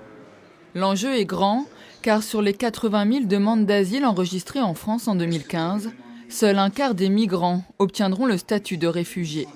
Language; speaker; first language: French; native; French